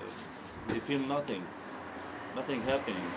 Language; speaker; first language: English; non-native, learner; Arabic